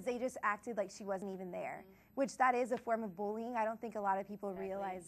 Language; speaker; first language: English; native; English